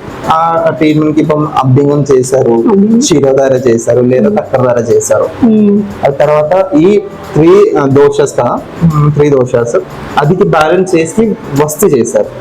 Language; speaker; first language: Telugu; non-native, learner; Malayalam